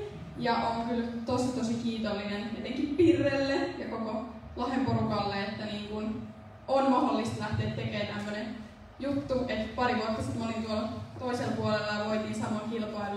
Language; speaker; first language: Finnish; native; Finnish